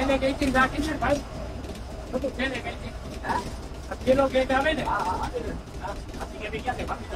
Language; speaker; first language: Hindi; non-native, local second language; Gujarati